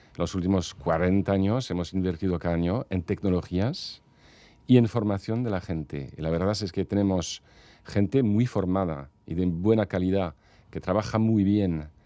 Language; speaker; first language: Spanish; non-native, fluent; French